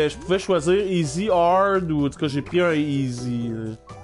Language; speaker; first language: French; native; French